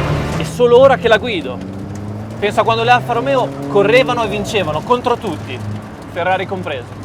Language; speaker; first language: Italian; native; Italian